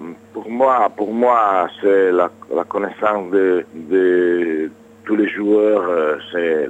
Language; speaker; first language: French; non-native, learner; Italian